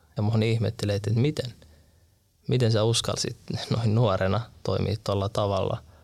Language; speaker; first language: Finnish; early bilingual, other home language; Arabic